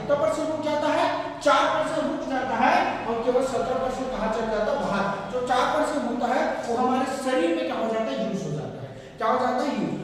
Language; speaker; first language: Hindi; non-native, local second language; Chhattisgarhi